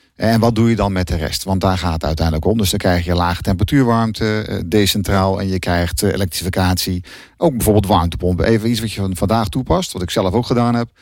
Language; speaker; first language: Dutch; native; Dutch